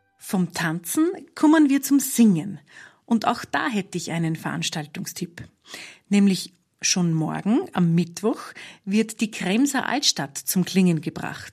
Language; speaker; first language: German; native; German